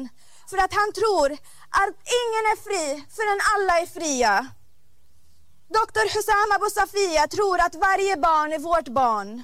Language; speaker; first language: Swedish; non-native, fluent; Arabic